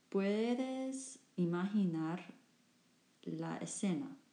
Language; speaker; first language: Spanish; non-native, learner; English